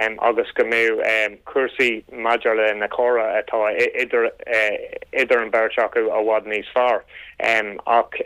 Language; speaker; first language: Irish; non-native, local second language; English